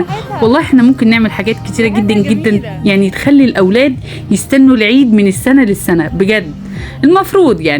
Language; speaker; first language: Arabic; native; Arabic